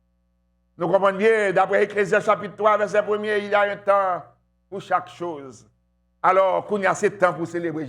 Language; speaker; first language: French; non-native, local second language; Haitian Creole